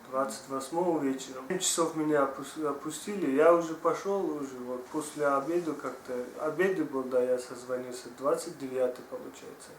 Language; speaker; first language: Russian; non-native, learner; Tajik